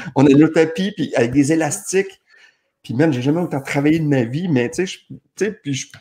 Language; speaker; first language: French; native; French